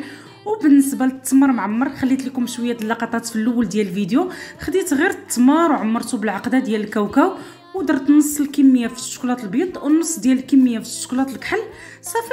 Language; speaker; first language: Arabic; native; Arabic